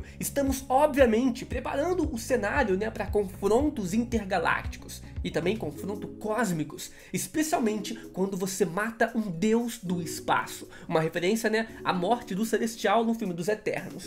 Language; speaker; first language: Portuguese; native; Portuguese